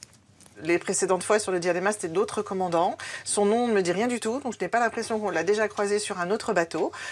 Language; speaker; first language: French; native; French